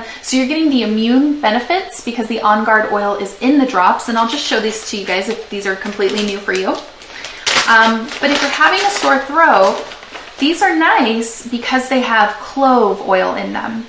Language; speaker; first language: English; native; English